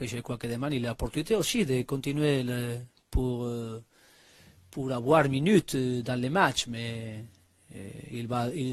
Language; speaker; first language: French; non-native, learner; Spanish